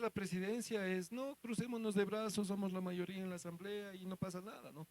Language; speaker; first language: Spanish; native; Spanish